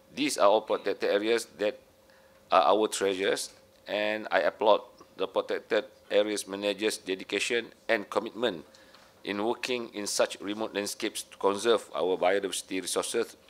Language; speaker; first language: English; non-native, local second language; Malay